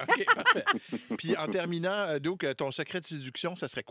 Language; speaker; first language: French; native; French